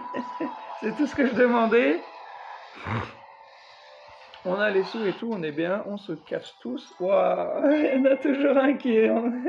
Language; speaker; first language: French; native; French